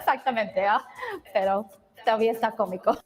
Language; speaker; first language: Spanish; early bilingual, other home language; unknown